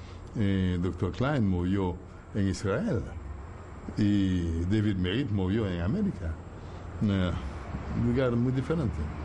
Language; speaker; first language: Spanish; non-native, fluent; Haitian Creole